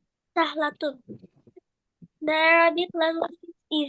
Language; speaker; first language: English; non-native, learner; Bangla